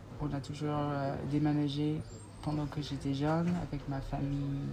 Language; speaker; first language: French; non-native, fluent; English